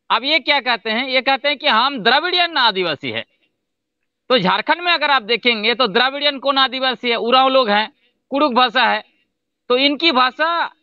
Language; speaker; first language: Hindi; non-native, local second language; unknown